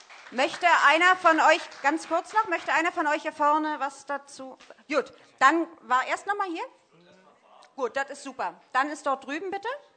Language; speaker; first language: German; native; German